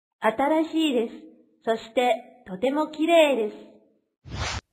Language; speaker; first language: Japanese; non-native, fluent; Chinese